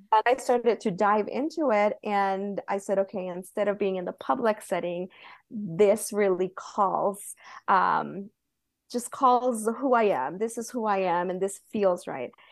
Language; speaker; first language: English; early bilingual, other home language; Spanish